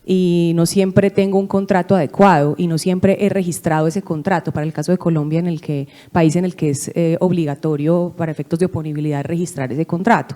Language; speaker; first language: Spanish; native; Spanish